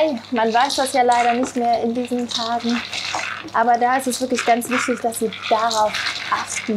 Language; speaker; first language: German; native; German